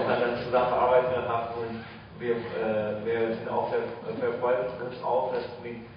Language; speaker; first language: German; non-native, fluent; Chinese